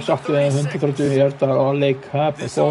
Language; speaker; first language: Icelandic; non-native, learner; Norwegian